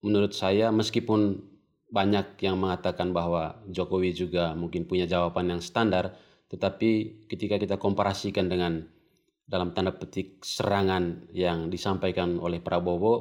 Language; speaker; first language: Indonesian; native; Indonesian